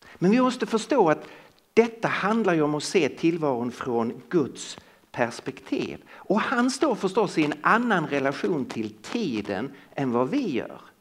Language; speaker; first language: Swedish; native; Swedish